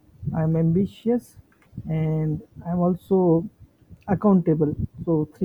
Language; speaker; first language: English; non-native, local second language; Hindi